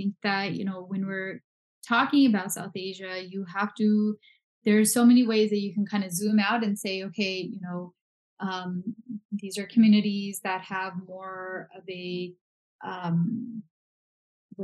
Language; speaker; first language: English; non-native, local second language; Punjabi